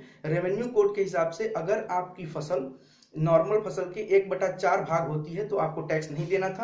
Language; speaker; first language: Hindi; native; Hindi